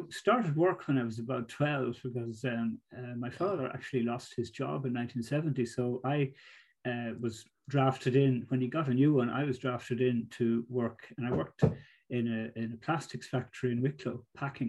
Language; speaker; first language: English; native; English